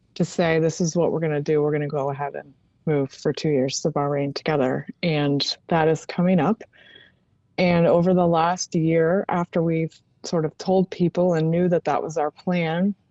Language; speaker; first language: English; native; English